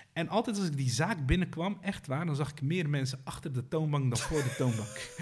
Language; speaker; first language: Dutch; early bilingual, other home language; Arabic